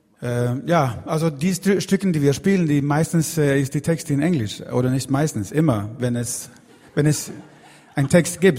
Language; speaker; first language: German; non-native, learner; Swedish